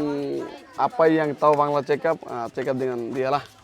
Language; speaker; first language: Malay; non-native, fluent; Bangla